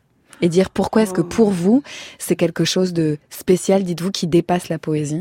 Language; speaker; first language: French; native; French